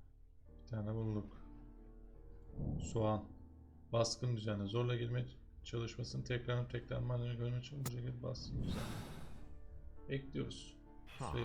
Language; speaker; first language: Turkish; native; Turkish